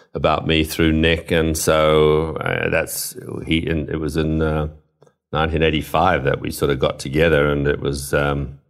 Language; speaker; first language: English; native; English